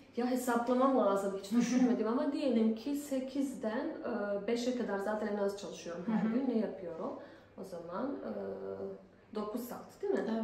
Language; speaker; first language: Turkish; non-native, fluent; Bosnian